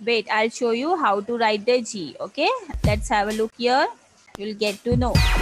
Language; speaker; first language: English; non-native, local second language; Hindi